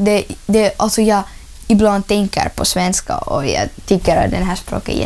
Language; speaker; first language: Swedish; non-native, learner; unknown